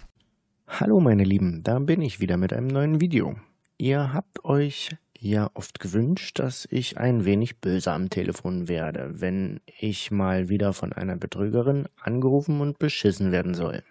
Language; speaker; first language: German; native; German